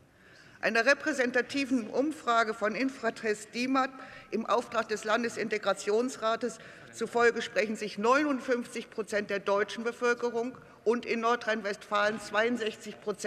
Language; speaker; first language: German; native; German